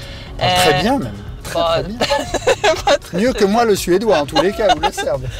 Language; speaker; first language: French; native; French